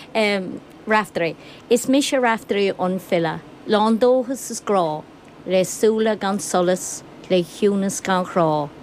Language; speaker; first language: Irish; non-native, local second language; English